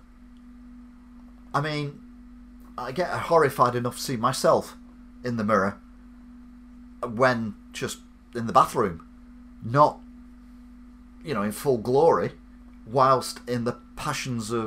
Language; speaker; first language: English; native; English